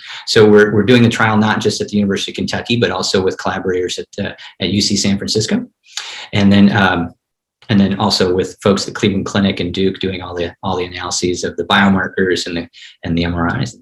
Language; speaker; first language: English; native; English